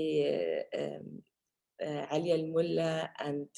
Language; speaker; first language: French; non-native, fluent; Arabic